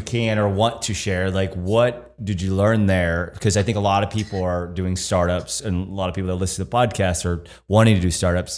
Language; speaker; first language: English; native; English